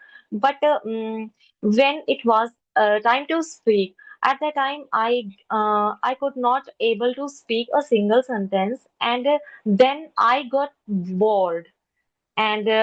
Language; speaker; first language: English; non-native, learner; Hindi